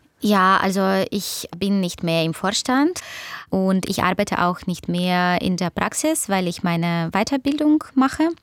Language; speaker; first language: German; non-native, fluent; Russian